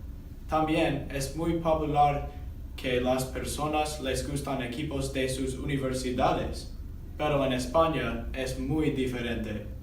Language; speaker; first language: Spanish; non-native, learner; English